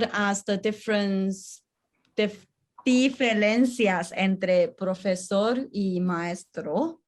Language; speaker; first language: Spanish; non-native, learner; English